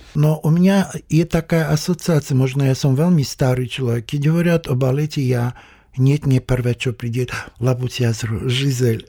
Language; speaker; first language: Slovak; non-native, fluent; Russian